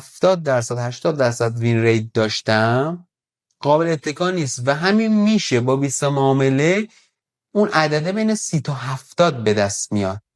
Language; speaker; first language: Persian; native; Persian